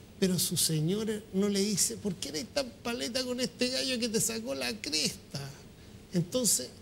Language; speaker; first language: Spanish; native; Spanish